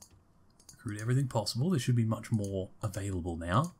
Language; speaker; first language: English; native; English